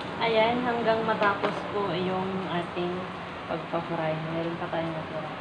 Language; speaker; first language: Filipino; non-native, local second language; Iloko